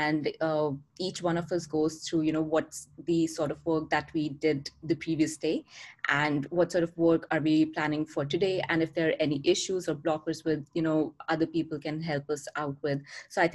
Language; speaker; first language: English; non-native, local second language; Hindi